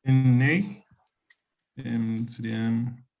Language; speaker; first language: Swedish; non-native, learner; Spanish